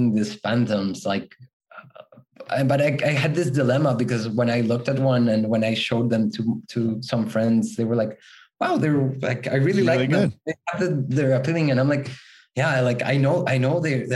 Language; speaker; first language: English; non-native, fluent; Spanish